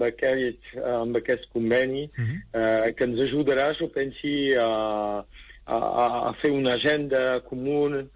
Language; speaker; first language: Catalan; non-native, local second language; French